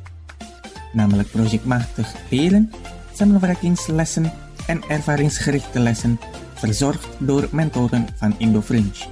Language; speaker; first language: Dutch; non-native, fluent; Indonesian